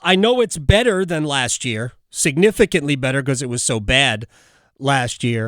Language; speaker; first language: English; native; English